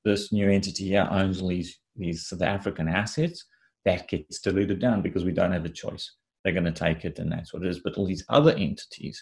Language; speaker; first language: English; native; English